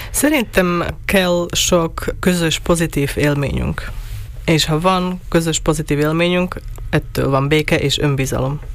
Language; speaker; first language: Hungarian; non-native, local second language; Slovak